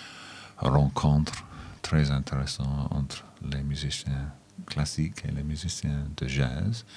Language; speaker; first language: French; non-native, fluent; English